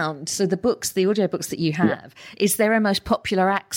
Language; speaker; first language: English; native; English